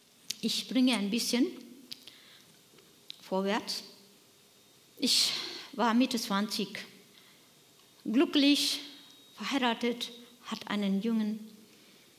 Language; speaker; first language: German; non-native, learner; Nepali